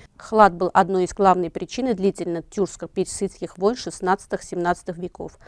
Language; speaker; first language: Russian; non-native, local second language; Armenian